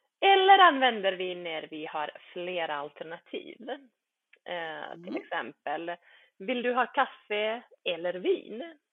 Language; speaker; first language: Swedish; early bilingual, other home language; Bosnian